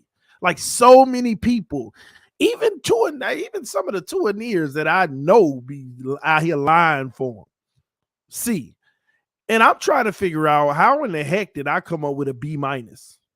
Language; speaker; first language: English; native; English